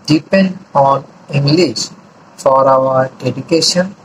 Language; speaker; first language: English; non-native, local second language; Bangla